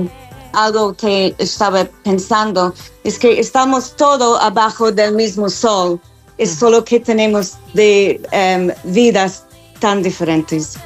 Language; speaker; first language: Spanish; non-native, learner; English